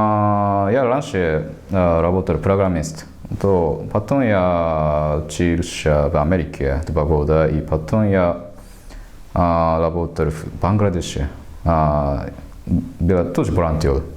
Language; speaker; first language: Russian; non-native, learner; Japanese